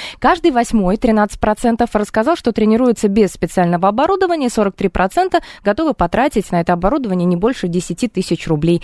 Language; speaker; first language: Russian; native; Russian